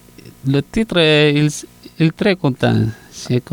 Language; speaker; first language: French; non-native, local second language; Susu